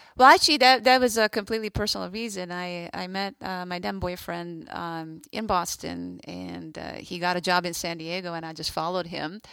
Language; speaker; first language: English; non-native, fluent; Hungarian